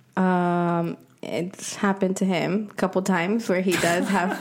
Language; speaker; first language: English; early bilingual, other home language; Spanish